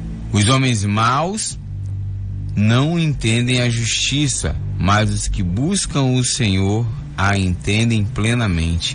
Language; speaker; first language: Portuguese; native; Portuguese